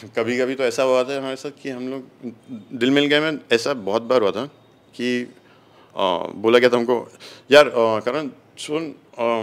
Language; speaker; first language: Hindi; native; Hindi